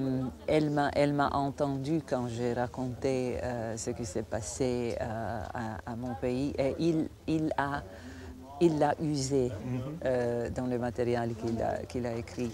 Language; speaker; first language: French; non-native, fluent; Croatian